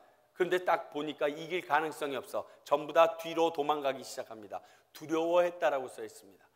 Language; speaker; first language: Korean; native; Korean